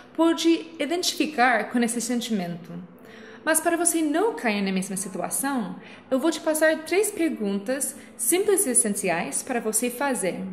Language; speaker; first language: Portuguese; non-native, fluent; English